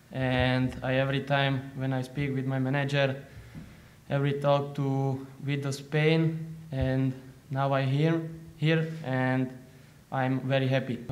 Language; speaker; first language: English; non-native, learner; Slovak